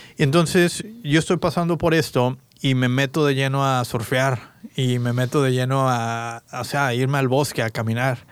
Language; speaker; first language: Spanish; native; Spanish